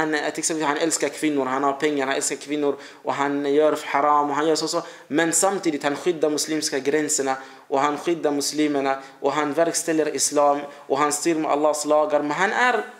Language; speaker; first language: Swedish; early bilingual, other home language; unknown